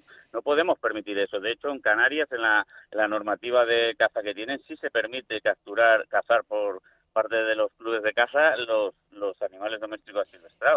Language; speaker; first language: Spanish; native; Spanish